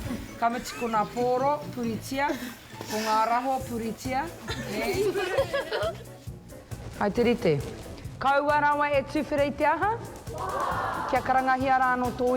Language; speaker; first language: Māori; non-native, local second language; English